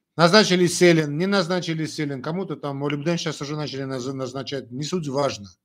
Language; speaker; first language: Russian; non-native, local second language; Armenian